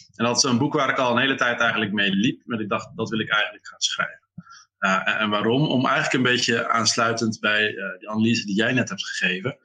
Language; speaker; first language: Dutch; native; Dutch